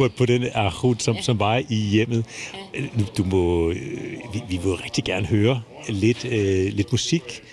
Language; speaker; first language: Danish; native; Danish